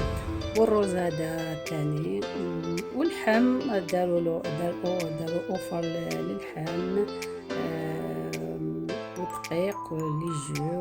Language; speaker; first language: Arabic; non-native, local second language; Kabyle